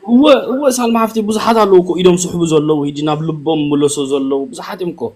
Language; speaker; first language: Tigrinya; early bilingual, heritage; Tigrinya